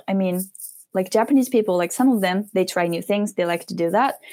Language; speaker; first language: English; non-native, fluent; Japanese